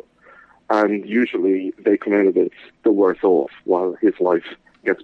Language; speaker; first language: English; native; English